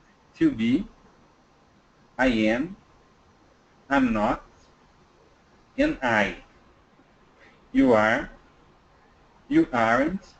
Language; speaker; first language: English; non-native, learner; Portuguese